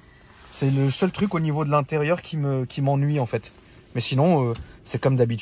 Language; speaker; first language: French; native; French